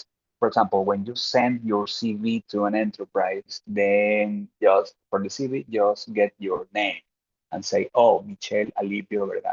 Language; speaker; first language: English; non-native, fluent; Spanish